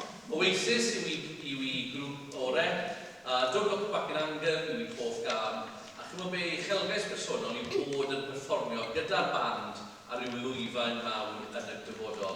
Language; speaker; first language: Welsh; native; Welsh